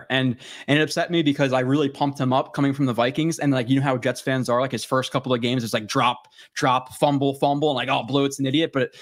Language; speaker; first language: English; native; English